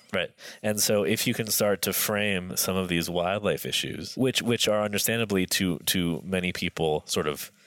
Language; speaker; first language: English; native; English